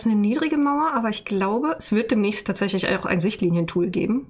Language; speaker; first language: German; native; German